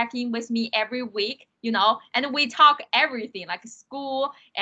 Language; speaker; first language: English; non-native, fluent; Chinese